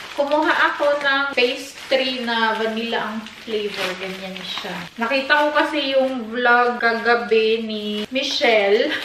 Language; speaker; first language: Filipino; non-native, local second language; Cebuano